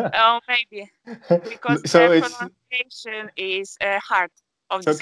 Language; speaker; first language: English; non-native, fluent; Polish